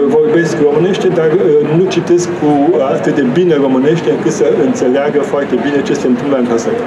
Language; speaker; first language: Romanian; native; Romanian